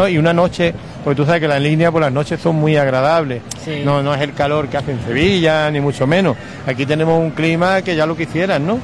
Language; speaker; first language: Spanish; native; Spanish